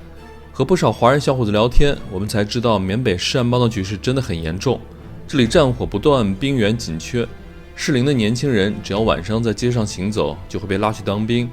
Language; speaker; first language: Chinese; native; Chinese